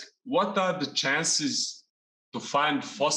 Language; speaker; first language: English; non-native, fluent; Serbian